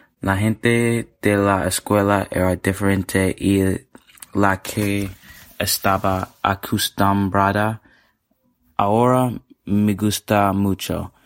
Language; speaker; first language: Spanish; non-native, learner; English